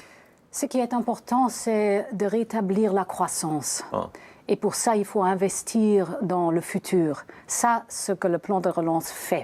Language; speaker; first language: French; non-native, fluent; German